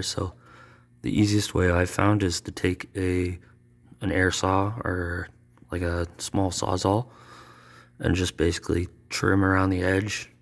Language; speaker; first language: English; native; English